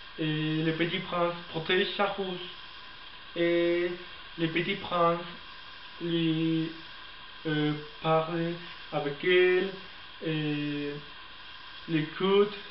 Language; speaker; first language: French; non-native, learner; Spanish